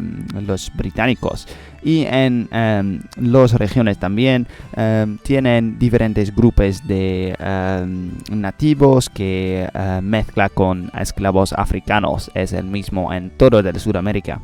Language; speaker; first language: Spanish; non-native, learner; English